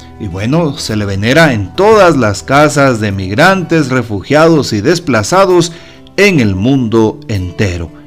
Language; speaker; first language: Spanish; native; Spanish